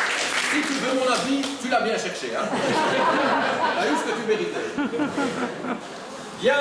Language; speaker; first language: French; native; French